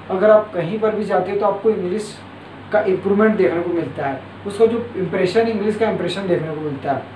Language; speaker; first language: Hindi; native; Hindi